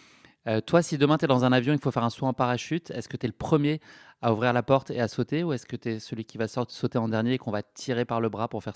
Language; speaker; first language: French; native; French